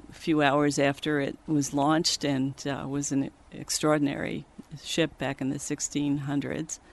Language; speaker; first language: English; early bilingual, other home language; Swedish